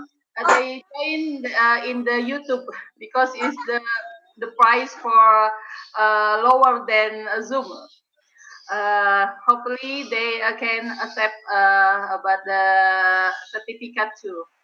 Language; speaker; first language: English; non-native, learner; Indonesian